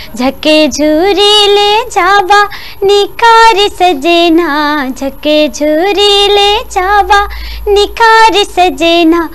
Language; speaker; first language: Bhojpuri; non-native, local second language; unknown